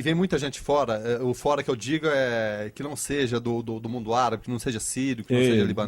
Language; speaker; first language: Portuguese; native; Portuguese